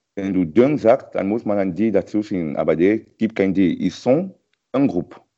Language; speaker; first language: German; non-native, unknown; French